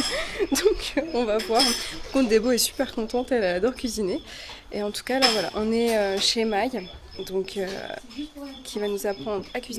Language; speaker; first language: French; native; French